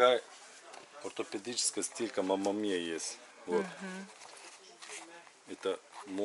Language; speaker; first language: Russian; non-native, learner; Turkish